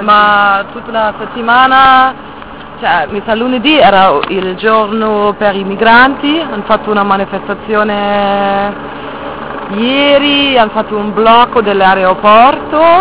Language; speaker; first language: Italian; non-native, fluent; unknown